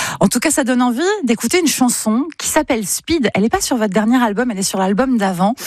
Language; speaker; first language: French; native; French